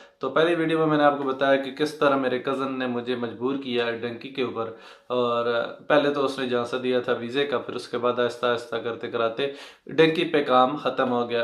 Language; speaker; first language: Hindi; non-native, local second language; Punjabi